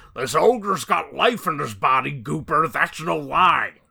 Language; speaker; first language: English; native; English